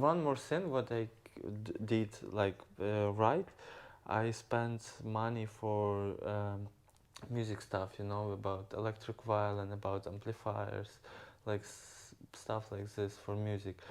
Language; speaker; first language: English; non-native, learner; Ukrainian